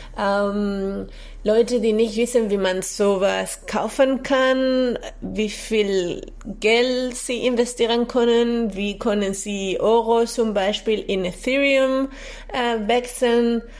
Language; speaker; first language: German; non-native, fluent; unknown